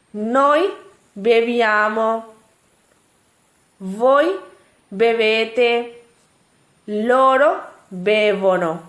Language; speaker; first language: Italian; non-native, fluent; Urdu